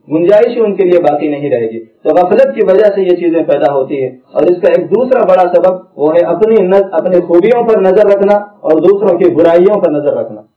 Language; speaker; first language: Urdu; native; Urdu